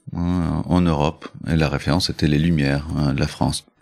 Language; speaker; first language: French; early bilingual, other home language; Spanish